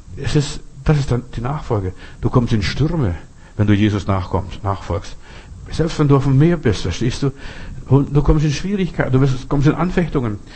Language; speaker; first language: German; non-native, fluent; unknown